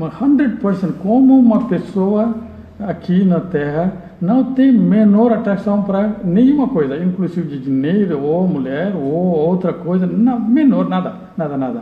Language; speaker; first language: Portuguese; non-native, learner; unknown